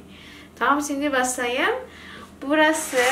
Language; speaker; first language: Turkish; non-native, learner; Indonesian